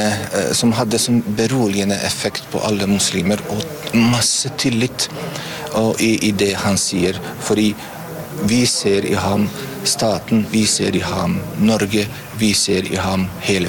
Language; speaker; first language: Norwegian; non-native, fluent; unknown